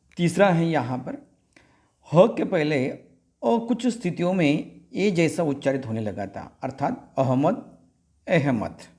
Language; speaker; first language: Hindi; non-native, local second language; Marathi